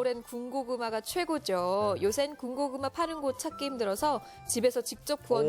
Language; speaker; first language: Korean; native; Korean